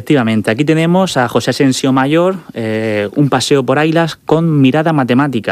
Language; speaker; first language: Spanish; native; Spanish